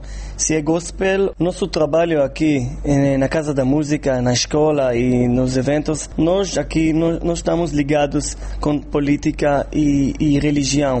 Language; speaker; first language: Portuguese; non-native, fluent; Hebrew